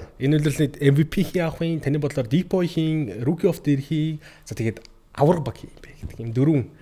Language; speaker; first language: Mongolian; native; Mongolian